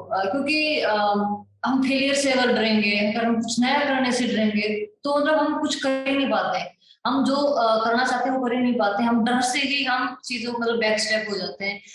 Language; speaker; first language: Hindi; native; Hindi